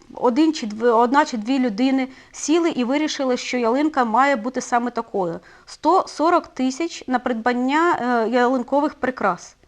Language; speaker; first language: Ukrainian; non-native, local second language; Russian